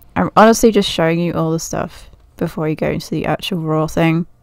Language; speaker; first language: English; native; English